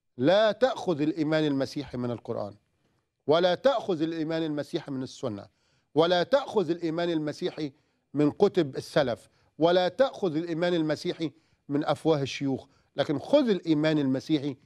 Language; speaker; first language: Arabic; native; Arabic